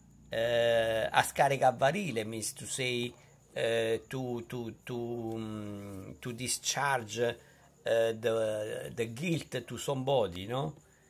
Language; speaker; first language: English; non-native, fluent; Italian